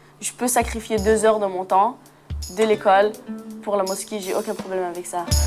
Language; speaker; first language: French; early bilingual, other home language; Arabic